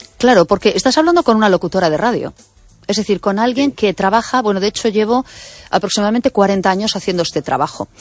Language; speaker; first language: Spanish; native; Spanish